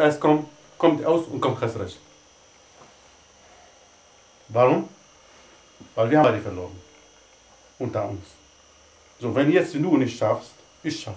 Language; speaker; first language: German; non-native, fluent; Arabic